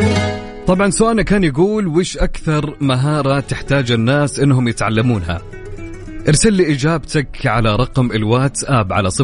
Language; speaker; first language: Arabic; native; Arabic